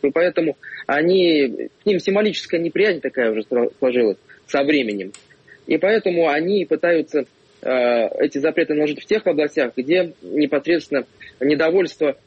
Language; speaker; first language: Russian; native; Russian